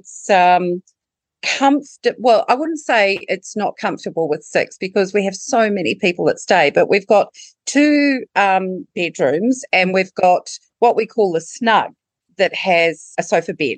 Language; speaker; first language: English; native; English